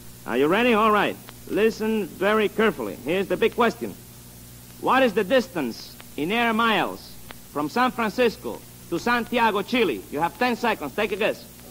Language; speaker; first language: English; non-native, fluent; Spanish